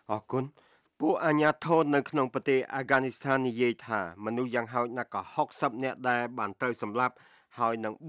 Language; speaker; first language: Khmer; native; Khmer